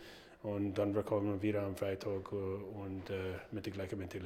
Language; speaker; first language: German; non-native, learner; English